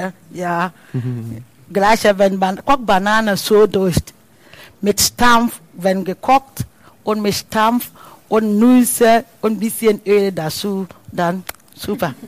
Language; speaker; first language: German; non-native, learner; Akan